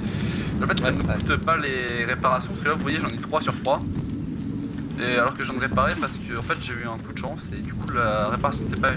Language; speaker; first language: French; native; French